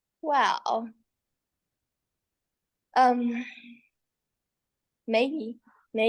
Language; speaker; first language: English; non-native, learner; Chinese